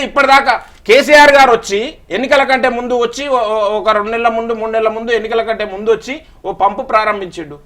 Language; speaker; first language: Telugu; native; Telugu